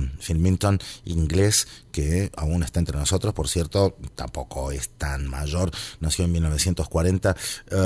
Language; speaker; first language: Spanish; native; Spanish